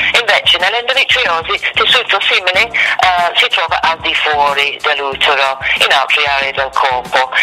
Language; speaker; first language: Italian; non-native, fluent; English